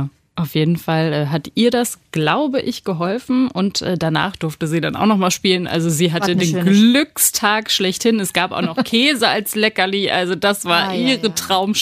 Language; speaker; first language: German; native; German